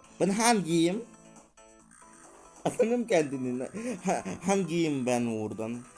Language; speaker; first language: Turkish; non-native, learner; Russian